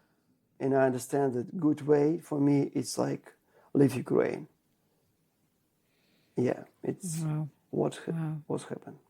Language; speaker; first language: English; non-native, learner; Ukrainian